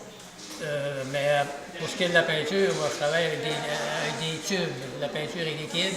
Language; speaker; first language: French; native; French